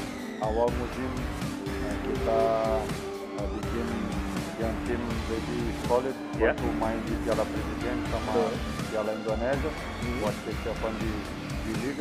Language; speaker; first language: Indonesian; non-native, learner; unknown